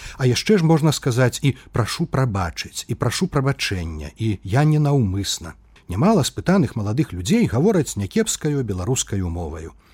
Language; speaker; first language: Belarusian; native; Belarusian